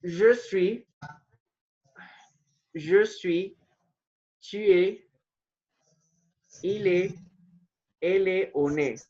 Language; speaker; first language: French; non-native, fluent; Spanish